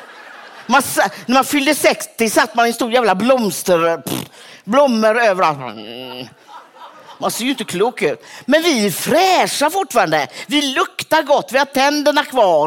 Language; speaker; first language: Swedish; native; Swedish